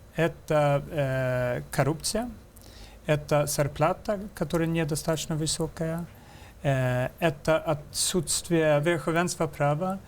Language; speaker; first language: Russian; non-native, fluent; Swedish